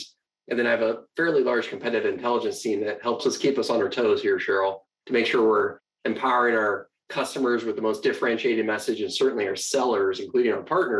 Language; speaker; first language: English; native; English